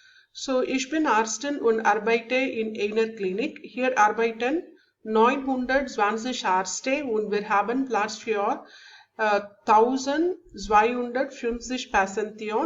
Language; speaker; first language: German; non-native, learner; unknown